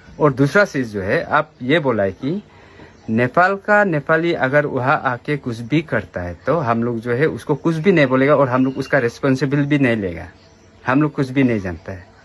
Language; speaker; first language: Hindi; non-native, local second language; Nepali